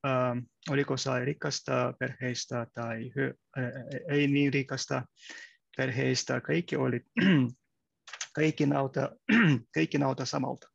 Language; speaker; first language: Finnish; non-native, learner; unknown